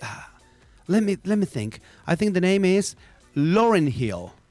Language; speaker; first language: English; non-native, fluent; Spanish